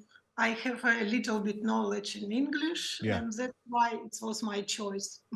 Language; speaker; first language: English; non-native, learner; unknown